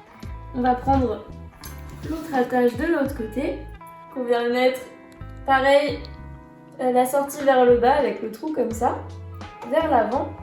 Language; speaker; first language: French; native; French